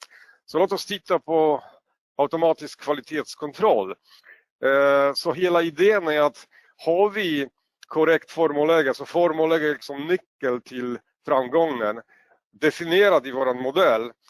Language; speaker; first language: Swedish; non-native, fluent; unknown